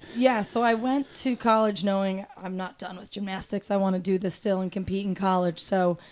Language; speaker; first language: English; native; English